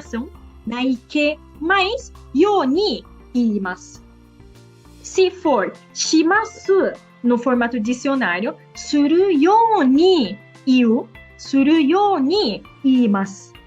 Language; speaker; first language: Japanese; non-native, fluent; Portuguese